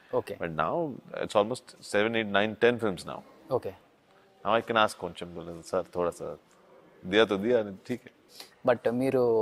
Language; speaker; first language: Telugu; non-native, learner; Hindi